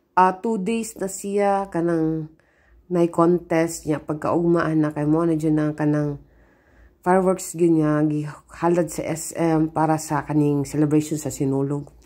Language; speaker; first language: Cebuano; native; Cebuano